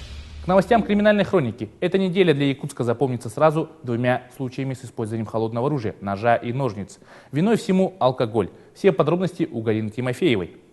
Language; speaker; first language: Russian; native; Russian